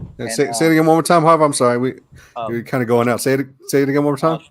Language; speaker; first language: English; native; English